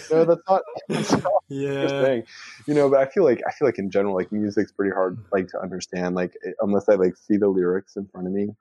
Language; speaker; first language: English; native; English